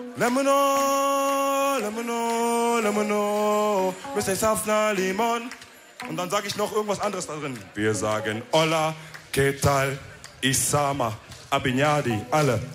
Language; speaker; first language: German; early bilingual, other home language; Wolof